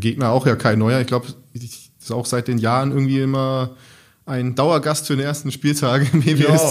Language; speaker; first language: German; native; German